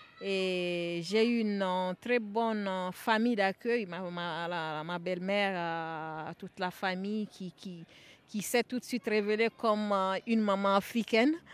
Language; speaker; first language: French; non-native, local second language; Bambara